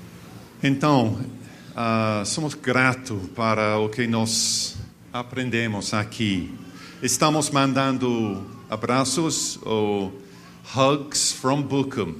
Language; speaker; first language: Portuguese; non-native, fluent; English